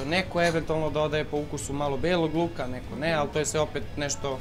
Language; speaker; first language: Serbian; native; Serbian